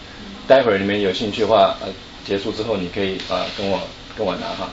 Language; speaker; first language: Chinese; native; Chinese